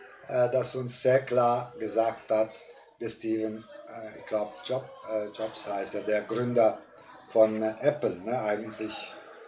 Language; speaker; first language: German; non-native, fluent; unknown